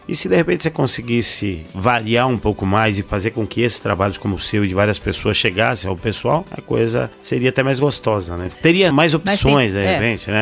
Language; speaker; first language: Portuguese; native; Portuguese